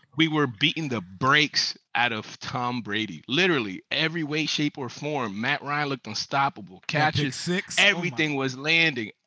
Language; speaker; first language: English; early bilingual, other home language; Spanish